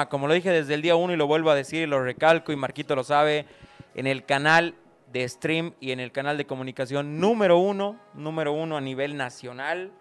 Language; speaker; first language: Spanish; native; Spanish